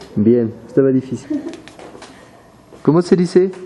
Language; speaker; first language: Spanish; non-native, fluent; French